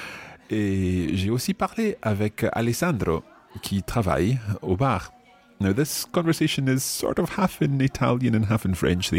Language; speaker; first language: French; non-native, fluent; English